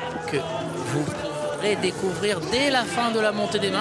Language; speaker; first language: French; native; French